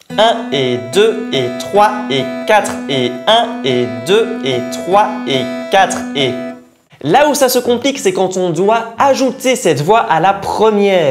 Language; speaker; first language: French; native; French